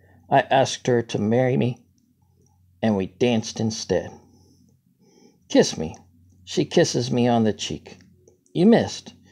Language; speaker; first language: English; native; English